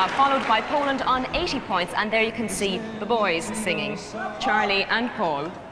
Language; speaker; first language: English; native; English